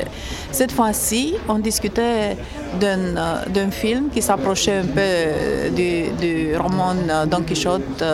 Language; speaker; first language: French; non-native, fluent; Romanian